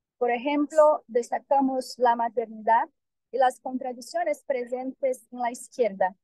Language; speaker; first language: Spanish; non-native, fluent; Portuguese